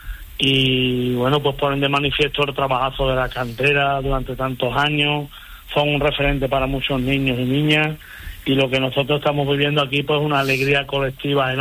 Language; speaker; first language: Spanish; native; Spanish